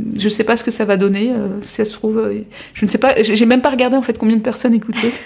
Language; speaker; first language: French; native; French